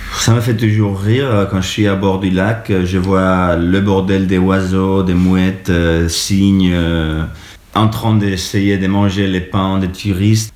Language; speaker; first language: French; non-native, fluent; Spanish